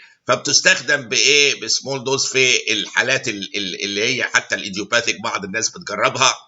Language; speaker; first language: Arabic; native; Arabic